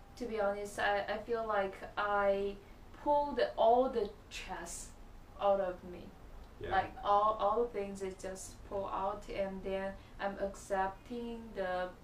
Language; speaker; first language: English; non-native, learner; Chinese